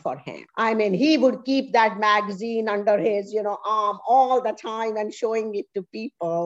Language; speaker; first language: English; non-native, local second language; Punjabi